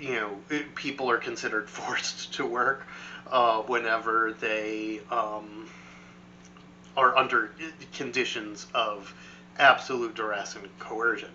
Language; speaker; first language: English; native; English